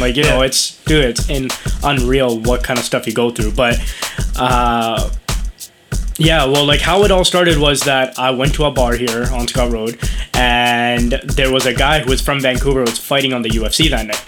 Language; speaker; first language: English; native; English